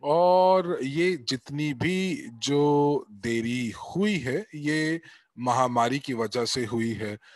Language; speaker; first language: Hindi; native; Hindi